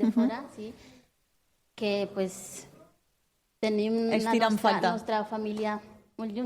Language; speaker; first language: Catalan; non-native, learner; Spanish